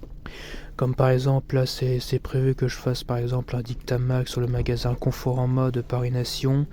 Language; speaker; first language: French; native; French